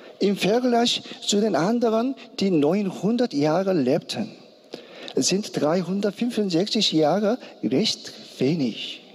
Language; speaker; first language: German; non-native, learner; Korean